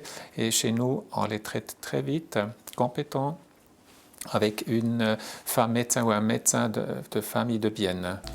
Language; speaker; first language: French; non-native, local second language; German